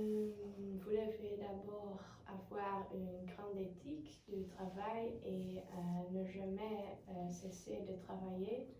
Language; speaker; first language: French; non-native, learner; Dutch